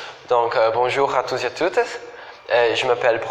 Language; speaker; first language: French; non-native, fluent; Portuguese